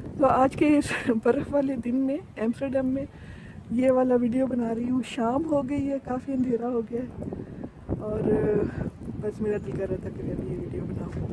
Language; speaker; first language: Urdu; non-native, local second language; Punjabi